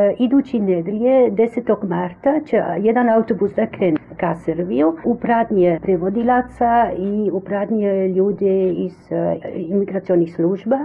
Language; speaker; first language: Serbian; early bilingual, heritage; Serbian